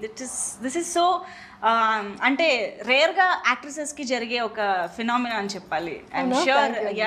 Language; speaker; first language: Telugu; native; Telugu